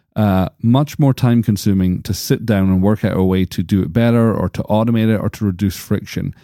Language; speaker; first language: English; native; English